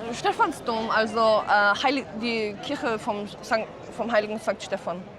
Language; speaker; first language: German; non-native, fluent; Mongolian